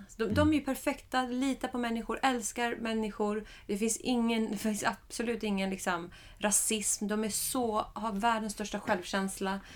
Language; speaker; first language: Swedish; early bilingual, other home language; Persian